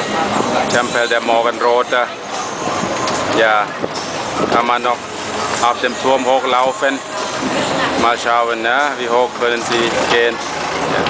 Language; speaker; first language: German; non-native, learner; Thai